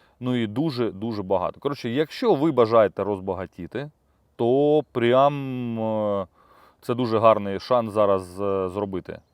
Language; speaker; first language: Ukrainian; non-native, local second language; Russian